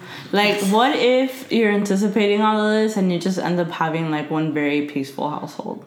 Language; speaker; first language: English; early bilingual, other home language; Spanish